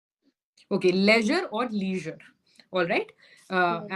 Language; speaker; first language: English; non-native, local second language; Hindi